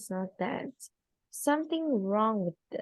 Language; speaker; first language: English; non-native, learner; Vietnamese